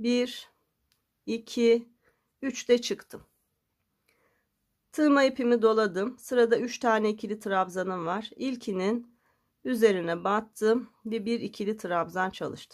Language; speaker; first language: Turkish; native; Turkish